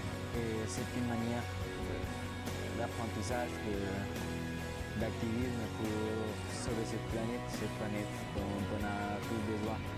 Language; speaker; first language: French; non-native, fluent; Spanish